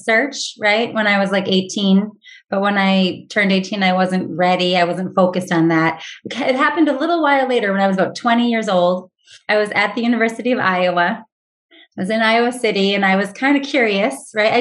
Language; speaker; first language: English; native; English